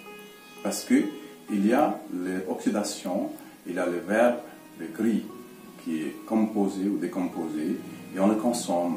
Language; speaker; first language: French; non-native, fluent; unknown